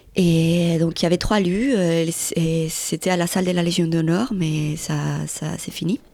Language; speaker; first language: French; non-native, fluent; Spanish